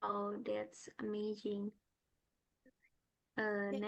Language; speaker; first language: English; non-native, learner; Indonesian